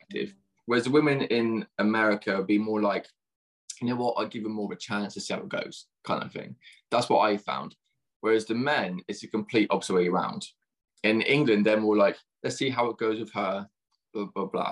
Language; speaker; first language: English; native; English